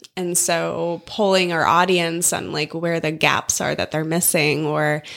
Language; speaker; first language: English; native; English